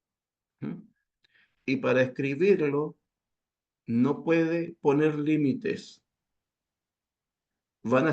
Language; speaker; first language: Spanish; native; Spanish